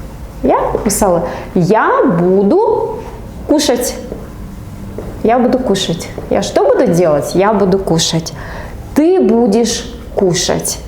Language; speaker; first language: Russian; non-native, local second language; Kazakh